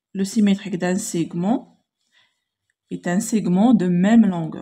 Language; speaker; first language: French; non-native, local second language; Arabic